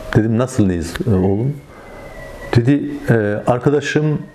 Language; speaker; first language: Turkish; native; Turkish